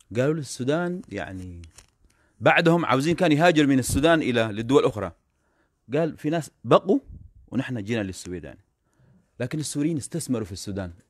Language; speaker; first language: Arabic; non-native, fluent; Afar